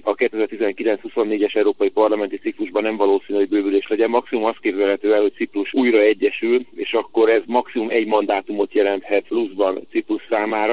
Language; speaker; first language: Hungarian; native; Hungarian